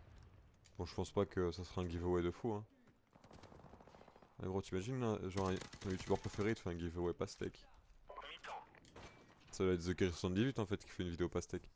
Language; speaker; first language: French; native; French